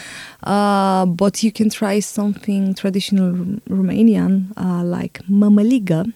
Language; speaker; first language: English; non-native, fluent; Romanian